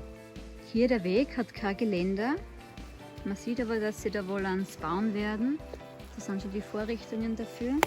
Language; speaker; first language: German; native; German